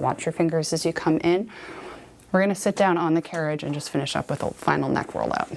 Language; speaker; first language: English; native; English